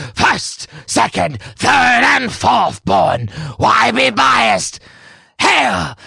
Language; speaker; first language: English; native; English